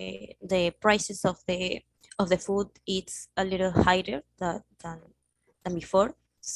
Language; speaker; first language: English; non-native, learner; Spanish